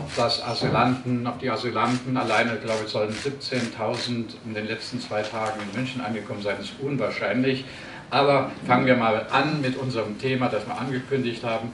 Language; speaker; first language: German; native; German